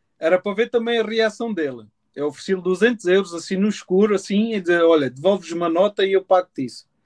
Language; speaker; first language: Portuguese; native; Portuguese